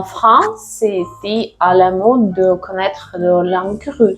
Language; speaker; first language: French; non-native, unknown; Russian